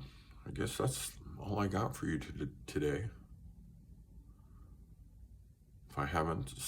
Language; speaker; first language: English; native; English